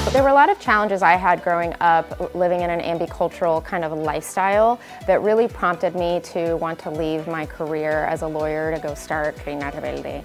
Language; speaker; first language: English; early bilingual, other home language; Spanish